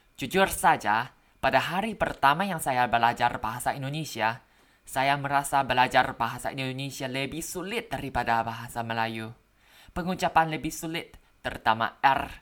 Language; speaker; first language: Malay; non-native, learner; Thai